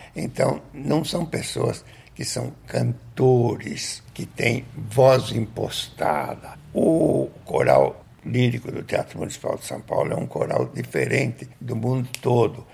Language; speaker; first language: Portuguese; native; Portuguese